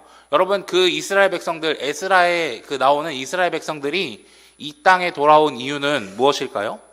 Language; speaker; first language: Korean; native; Korean